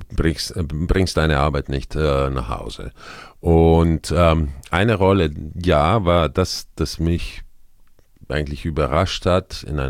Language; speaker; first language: German; non-native, fluent; Croatian